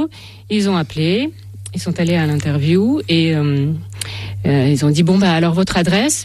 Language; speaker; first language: French; non-native, fluent; Russian